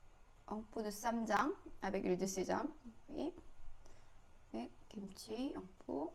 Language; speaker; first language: French; non-native, learner; Korean